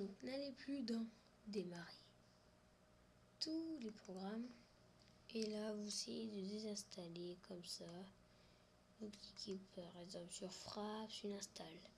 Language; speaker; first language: French; native; French